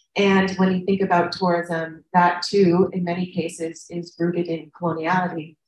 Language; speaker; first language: English; native; English